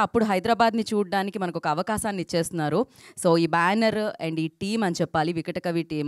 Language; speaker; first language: Telugu; native; Telugu